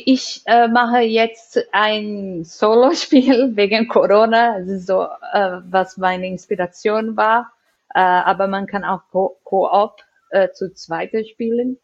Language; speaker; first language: German; non-native, fluent; Portuguese